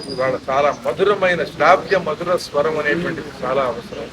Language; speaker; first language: Telugu; native; Telugu